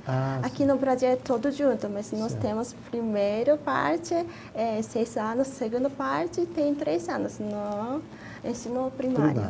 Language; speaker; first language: Portuguese; non-native, fluent; Japanese